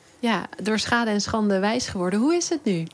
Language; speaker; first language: Dutch; native; Dutch